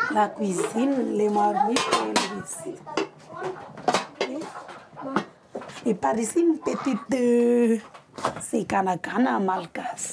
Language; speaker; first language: French; non-native, learner; Malagasy